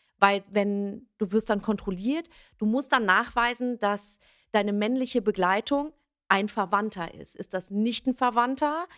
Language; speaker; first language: German; early bilingual, other home language; Persian